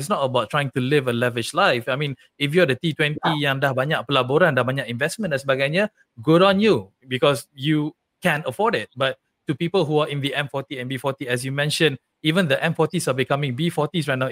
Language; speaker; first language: English; non-native, local second language; Malay